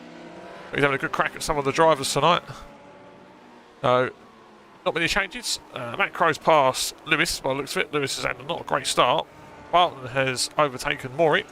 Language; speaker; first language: English; native; English